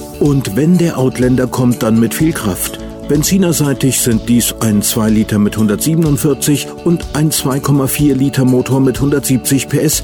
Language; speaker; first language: German; native; German